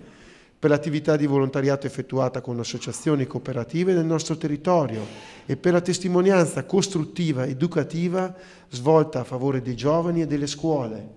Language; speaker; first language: Italian; native; Italian